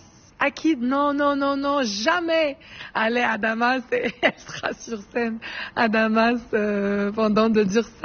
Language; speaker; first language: French; non-native, fluent; Arabic